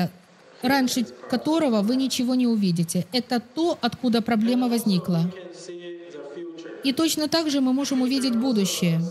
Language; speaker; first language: Russian; native; Russian